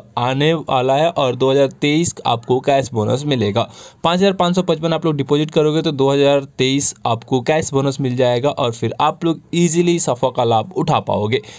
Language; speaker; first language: Hindi; native; Hindi